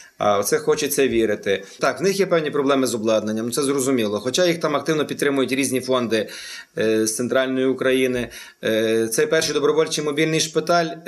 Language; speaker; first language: Ukrainian; native; Ukrainian